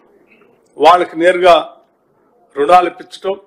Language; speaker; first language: Telugu; native; Telugu